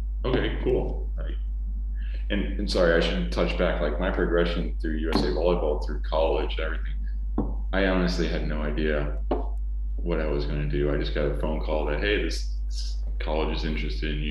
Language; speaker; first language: English; native; English